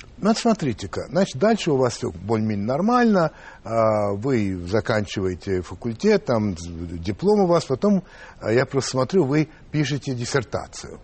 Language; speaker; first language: Russian; early bilingual, other home language; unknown